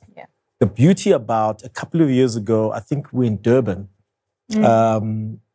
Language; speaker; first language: English; non-native, local second language; Zulu